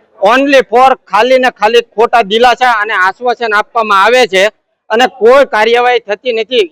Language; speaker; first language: Gujarati; native; Gujarati